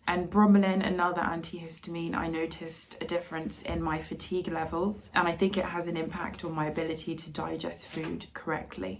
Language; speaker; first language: English; native; English